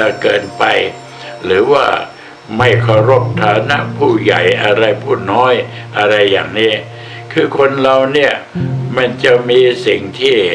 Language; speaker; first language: Thai; native; Thai